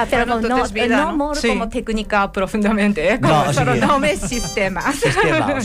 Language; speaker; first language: Catalan; non-native, learner; Japanese